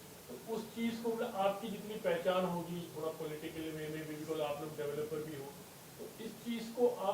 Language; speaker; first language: Hindi; native; Hindi